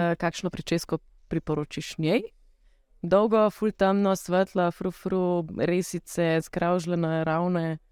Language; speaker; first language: Slovenian; native; Slovenian